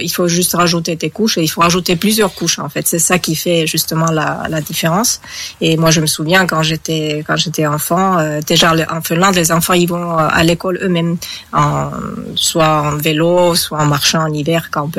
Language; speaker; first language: French; non-native, fluent; Finnish